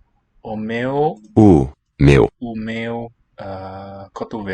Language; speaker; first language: Portuguese; non-native, learner; English